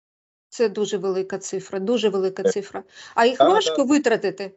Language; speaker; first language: Ukrainian; native; Ukrainian